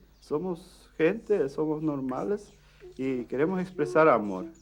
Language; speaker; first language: Spanish; early bilingual, heritage; Plautdietsch